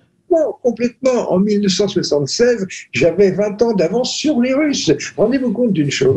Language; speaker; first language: French; native; French